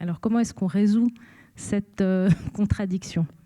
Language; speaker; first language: French; native; French